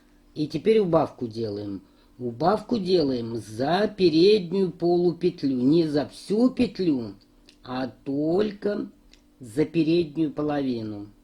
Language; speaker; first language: Russian; native; Russian